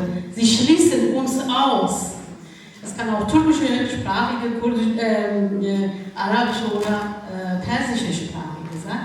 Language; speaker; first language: German; non-native, fluent; Kurdish